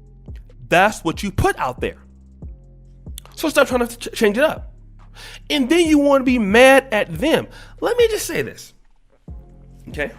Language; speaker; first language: English; native; English